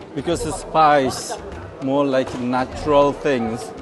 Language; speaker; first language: English; non-native, fluent; Indonesian